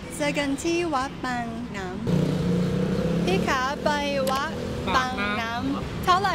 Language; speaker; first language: Thai; non-native, learner; Cantonese